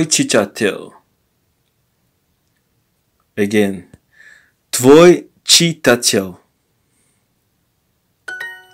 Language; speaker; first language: Russian; non-native, learner; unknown